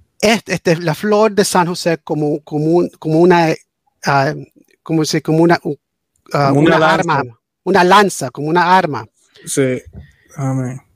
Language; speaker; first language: Spanish; early bilingual, heritage; English